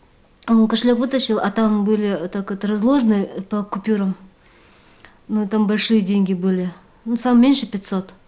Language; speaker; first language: Russian; native; Russian